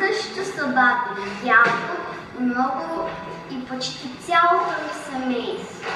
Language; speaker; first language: Bulgarian; early bilingual, heritage; Bulgarian